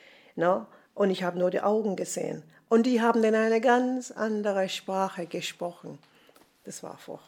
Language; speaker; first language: German; non-native, fluent; English